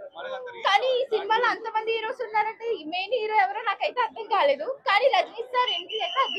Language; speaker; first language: Telugu; native; Telugu